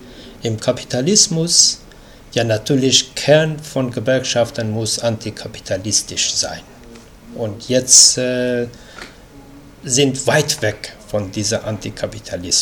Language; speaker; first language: German; non-native, fluent; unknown